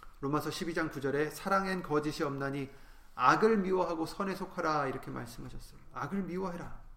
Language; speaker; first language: Korean; native; Korean